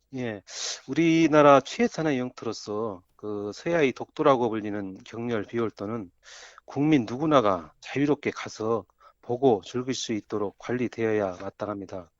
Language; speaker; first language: Korean; native; Korean